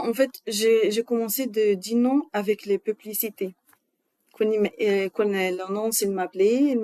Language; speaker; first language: French; non-native, learner; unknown